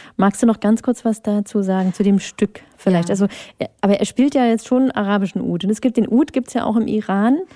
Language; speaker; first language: German; native; German